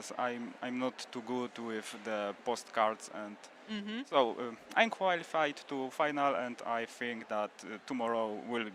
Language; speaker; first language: English; non-native, learner; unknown